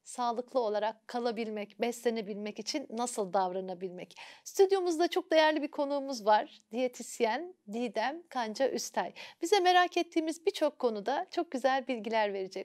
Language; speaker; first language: Turkish; native; Turkish